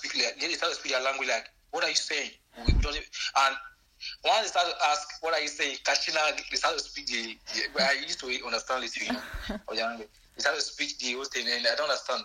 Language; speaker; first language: English; non-native, local second language; Bini